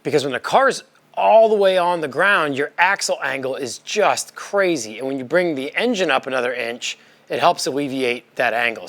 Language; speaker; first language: English; native; English